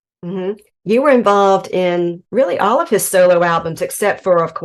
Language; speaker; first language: English; native; English